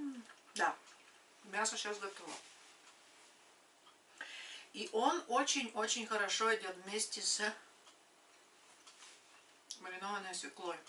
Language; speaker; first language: Russian; non-native, local second language; Latvian